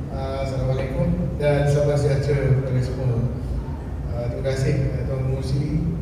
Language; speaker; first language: Malay; native; Malay